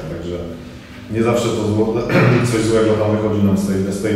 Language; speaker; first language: Polish; native; Polish